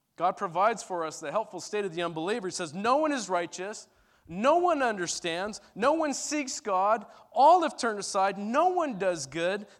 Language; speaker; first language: English; early bilingual, other home language; Turkish